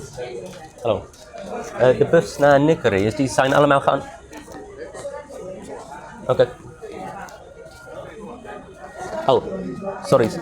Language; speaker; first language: Dutch; non-native, learner; English